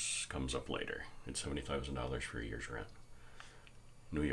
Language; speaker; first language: English; native; English